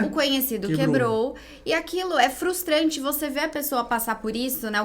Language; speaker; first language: Portuguese; native; Portuguese